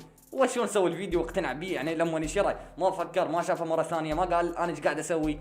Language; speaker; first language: Arabic; native; Arabic